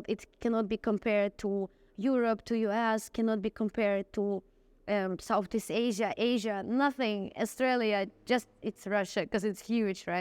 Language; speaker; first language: English; non-native, fluent; Russian